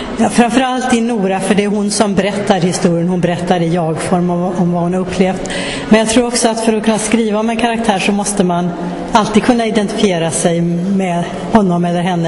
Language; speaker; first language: Swedish; native; Swedish